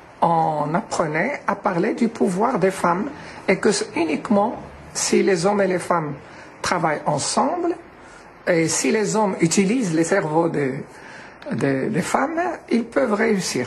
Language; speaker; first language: French; non-native, local second language; Arabic